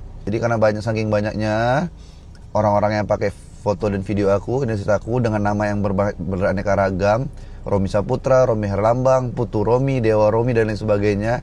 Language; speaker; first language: Indonesian; native; Indonesian